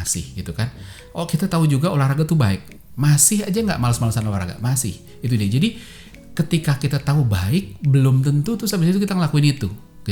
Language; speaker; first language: Indonesian; native; Indonesian